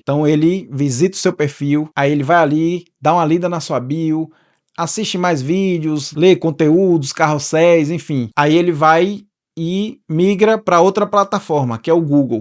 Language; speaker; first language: Portuguese; native; Portuguese